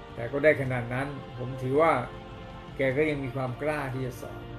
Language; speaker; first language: Thai; native; Thai